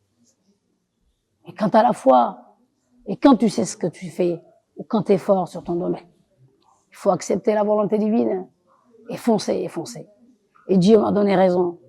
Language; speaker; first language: French; non-native, local second language; Wolof